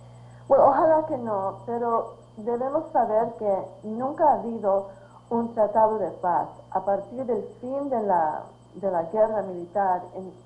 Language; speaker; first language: Spanish; early bilingual, heritage; Spanish